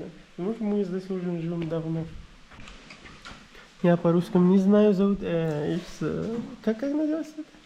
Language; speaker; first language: Russian; non-native, local second language; Kyrgyz